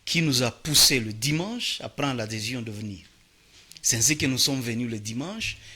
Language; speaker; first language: French; non-native, local second language; Swahili